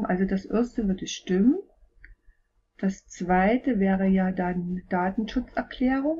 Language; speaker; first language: German; native; German